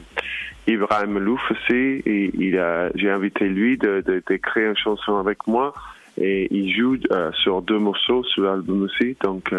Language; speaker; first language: French; non-native, learner; English